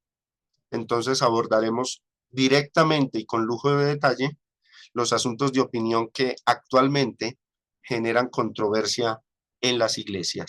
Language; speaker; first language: Spanish; native; Spanish